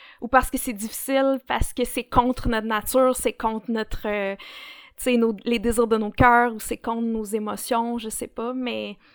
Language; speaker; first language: French; native; French